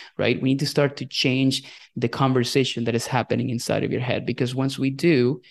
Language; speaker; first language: English; non-native, fluent; Spanish